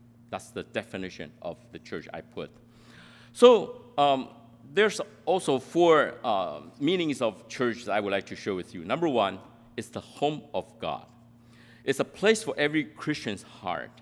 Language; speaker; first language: English; non-native, fluent; Min Nan Chinese